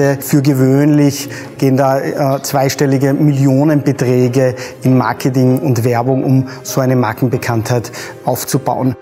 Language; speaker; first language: German; native; German